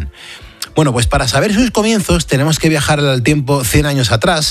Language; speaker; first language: Spanish; native; Spanish